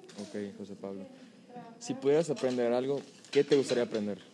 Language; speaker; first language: Spanish; native; Spanish